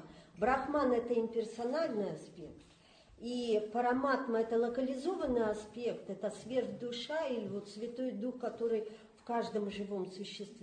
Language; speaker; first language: Russian; native; Russian